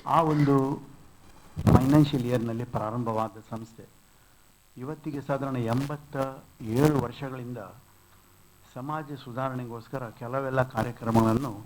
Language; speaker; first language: Kannada; non-native, local second language; Konkani